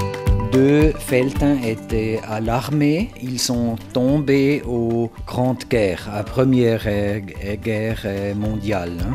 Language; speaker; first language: French; non-native, fluent; German